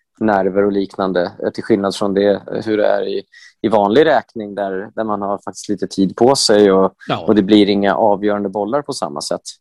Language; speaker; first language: Swedish; native; Swedish